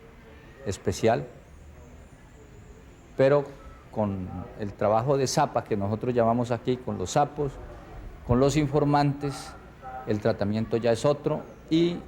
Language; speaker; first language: Spanish; native; Spanish